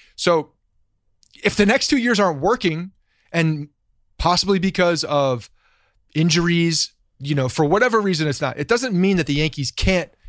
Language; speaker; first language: English; native; English